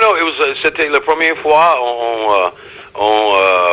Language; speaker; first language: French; non-native, learner; English